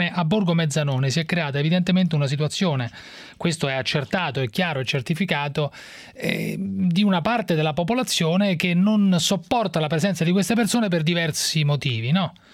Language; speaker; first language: Italian; native; Italian